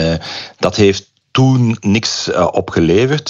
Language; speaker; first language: Dutch; non-native, local second language; French